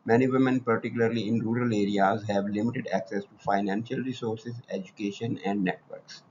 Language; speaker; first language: English; non-native, local second language; Urdu